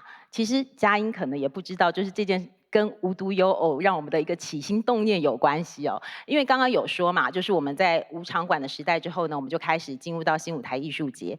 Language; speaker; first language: Chinese; native; Chinese